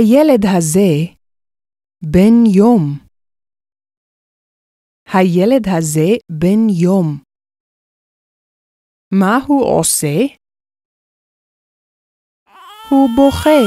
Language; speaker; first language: Hebrew; non-native, fluent; English